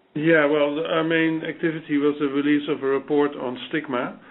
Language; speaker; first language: English; non-native, fluent; Dutch